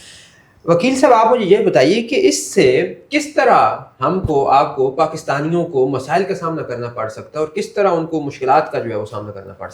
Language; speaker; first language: Urdu; native; Urdu